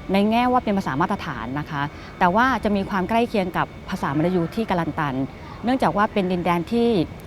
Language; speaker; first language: Thai; non-native, local second language; Malay